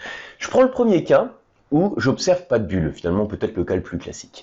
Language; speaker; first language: French; native; French